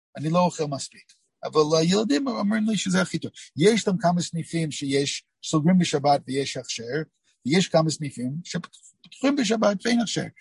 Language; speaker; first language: Hebrew; non-native, fluent; English